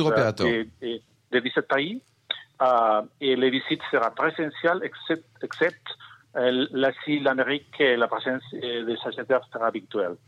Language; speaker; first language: French; non-native, learner; Spanish